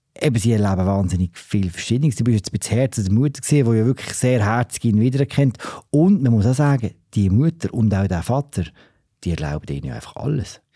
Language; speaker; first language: German; native; German